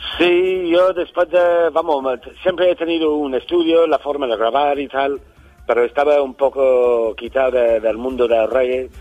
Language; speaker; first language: Spanish; non-native, fluent; English